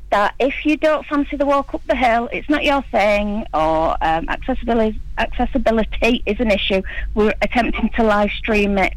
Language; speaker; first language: English; native; English